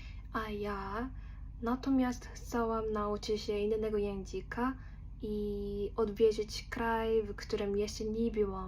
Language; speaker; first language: Polish; non-native, learner; Korean